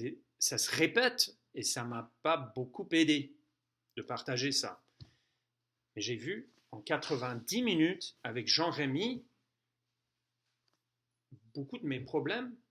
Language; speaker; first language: French; non-native, fluent; English